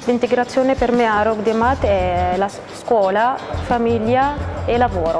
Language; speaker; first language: Italian; non-native, learner; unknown